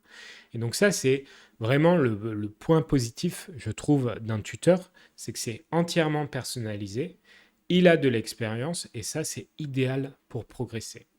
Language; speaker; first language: French; native; French